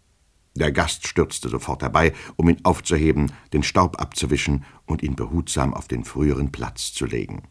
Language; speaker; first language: German; native; German